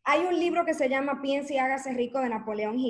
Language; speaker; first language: Spanish; native; Spanish